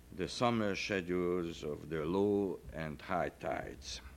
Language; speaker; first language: English; non-native, fluent; Hungarian